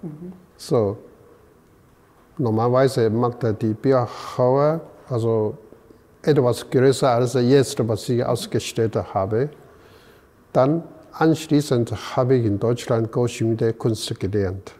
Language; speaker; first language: German; non-native, fluent; Chinese